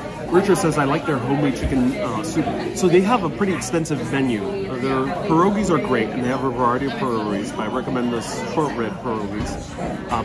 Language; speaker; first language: English; native; English